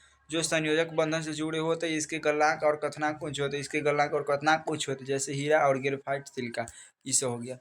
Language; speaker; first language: Hindi; native; Hindi